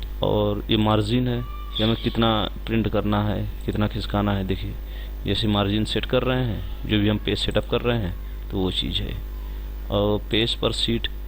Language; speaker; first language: Hindi; native; Hindi